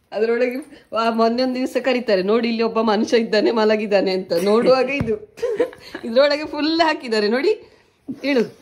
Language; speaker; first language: Kannada; native; Kannada